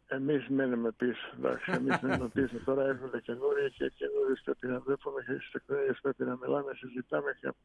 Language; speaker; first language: Greek; non-native, fluent; Bosnian